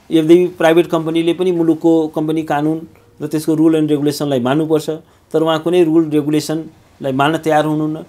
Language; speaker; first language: Nepali; native; Nepali